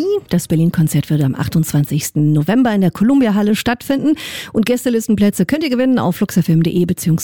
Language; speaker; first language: German; native; German